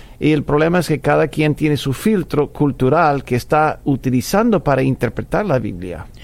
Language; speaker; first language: Spanish; non-native, fluent; English